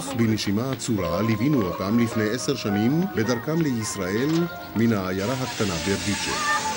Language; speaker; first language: Hebrew; native; Hebrew